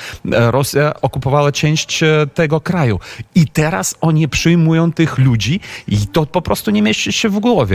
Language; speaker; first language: Polish; non-native, fluent; Ukrainian